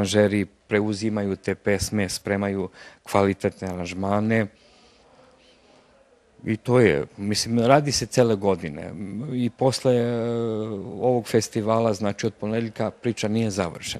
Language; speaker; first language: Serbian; non-native, local second language; Romanian